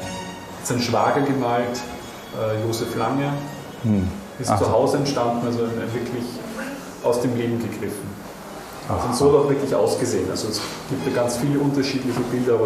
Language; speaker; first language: German; native; German